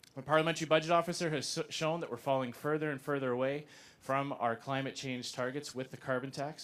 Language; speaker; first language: English; native; English